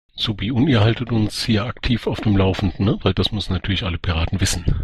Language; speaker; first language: German; native; German